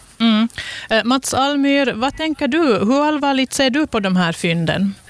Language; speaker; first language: Swedish; native; Swedish